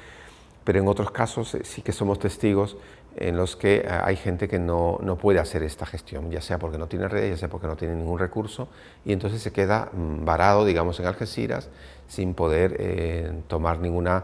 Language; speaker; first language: Spanish; native; Spanish